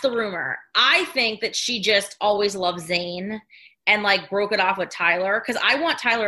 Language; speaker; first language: English; native; English